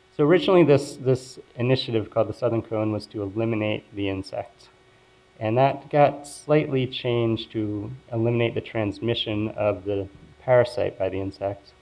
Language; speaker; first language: English; native; English